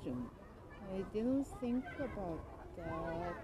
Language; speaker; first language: English; non-native, learner; Japanese